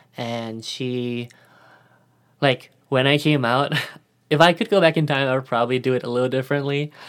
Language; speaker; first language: English; early bilingual, other home language; Thai